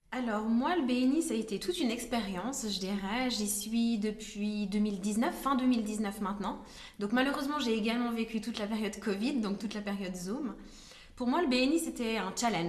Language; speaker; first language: French; native; French